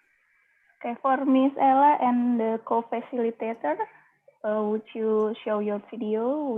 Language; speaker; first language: English; non-native, learner; Indonesian